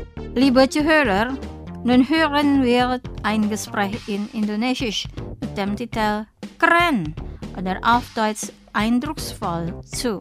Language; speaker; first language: German; non-native, fluent; Indonesian